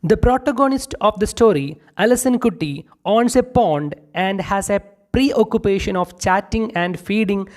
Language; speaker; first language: English; non-native, local second language; Malayalam